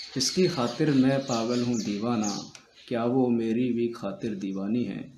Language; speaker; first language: Hindi; native; Hindi